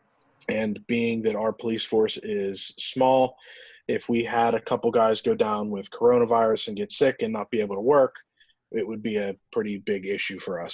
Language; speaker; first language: English; native; English